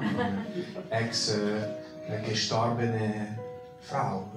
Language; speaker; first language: German; non-native, fluent; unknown